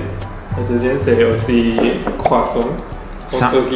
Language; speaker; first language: French; non-native, learner; Chinese